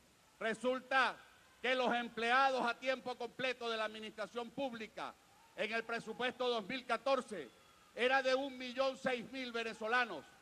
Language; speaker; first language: Spanish; native; Spanish